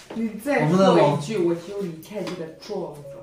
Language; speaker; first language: Chinese; non-native, fluent; French